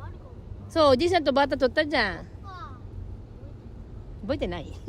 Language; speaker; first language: Japanese; non-native, learner; Filipino